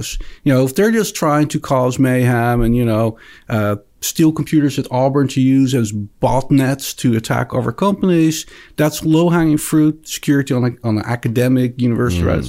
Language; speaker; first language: English; non-native, fluent; Dutch